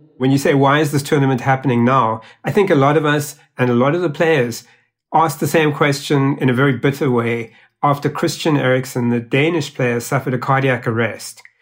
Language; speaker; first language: English; native; English